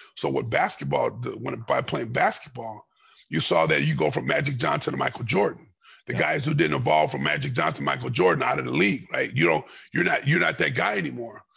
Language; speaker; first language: English; native; English